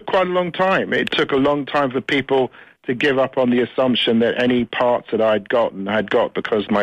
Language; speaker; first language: English; native; English